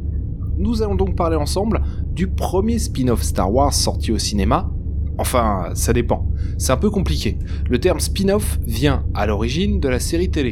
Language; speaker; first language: French; native; French